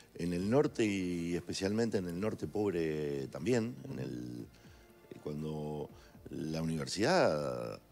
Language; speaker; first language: Spanish; native; Spanish